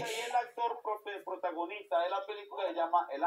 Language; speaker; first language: Spanish; native; Spanish